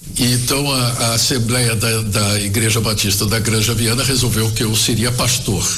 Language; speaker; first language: Portuguese; early bilingual, other home language; German